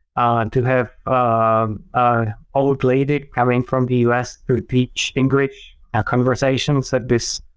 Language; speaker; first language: English; non-native, fluent; Czech